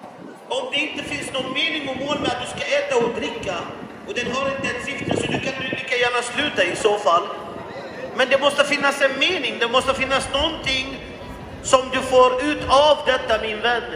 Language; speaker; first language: Swedish; non-native, fluent; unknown